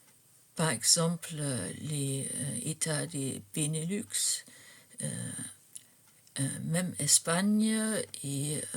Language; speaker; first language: French; non-native, fluent; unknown